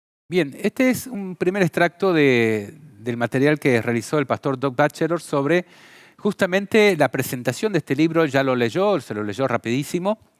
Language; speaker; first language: Spanish; native; Spanish